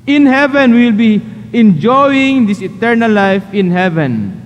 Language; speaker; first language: English; non-native, local second language; Filipino